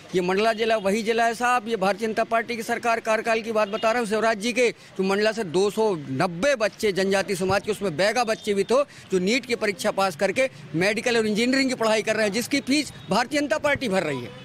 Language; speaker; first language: Hindi; native; Hindi